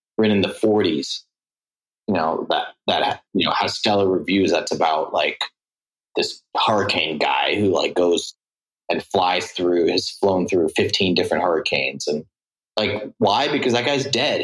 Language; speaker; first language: English; native; English